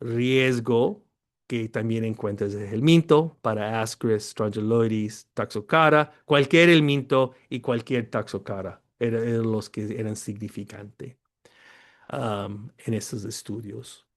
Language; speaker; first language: Spanish; early bilingual, heritage; Spanish